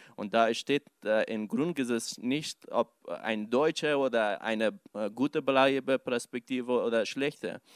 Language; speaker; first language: German; non-native, learner; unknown